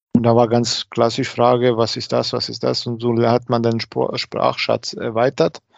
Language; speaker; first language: German; early bilingual, other home language; Croatian